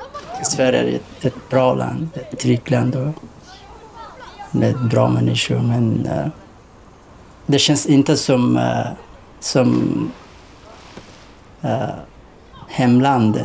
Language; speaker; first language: Swedish; non-native, learner; Persian